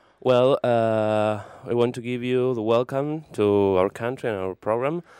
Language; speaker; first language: English; non-native, fluent; Spanish